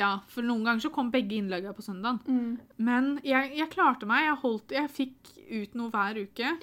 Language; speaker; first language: Norwegian; native; Norwegian